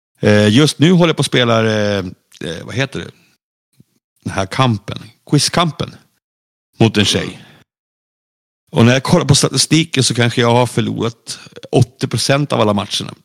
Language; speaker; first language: Swedish; native; Swedish